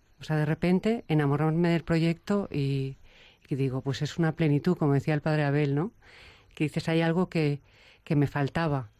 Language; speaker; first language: Spanish; native; Spanish